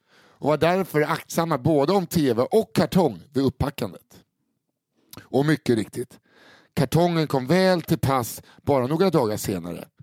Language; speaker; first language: Swedish; native; Swedish